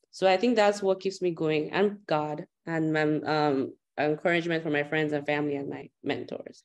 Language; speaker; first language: English; non-native, local second language; Yoruba